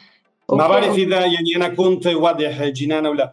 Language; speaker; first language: Arabic; non-native, fluent; Spanish